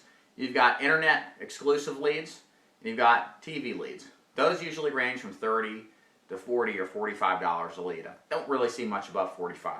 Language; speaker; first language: English; native; English